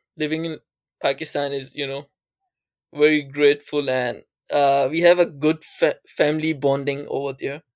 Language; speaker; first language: English; non-native, local second language; Urdu